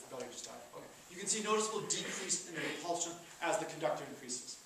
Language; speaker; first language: English; native; English